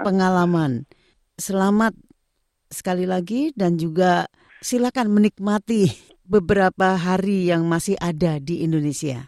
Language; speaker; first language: Indonesian; native; Indonesian